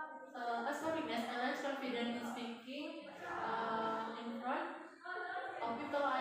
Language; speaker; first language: English; non-native, learner; Indonesian